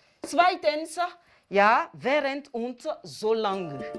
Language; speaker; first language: German; non-native, fluent; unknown